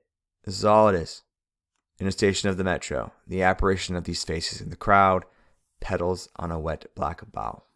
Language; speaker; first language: English; native; English